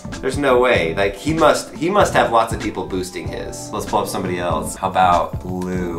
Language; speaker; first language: English; native; English